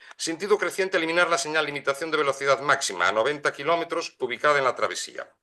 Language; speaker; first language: Spanish; non-native, local second language; Galician